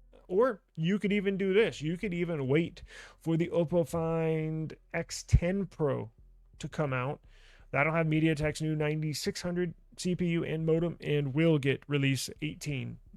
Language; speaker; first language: English; native; English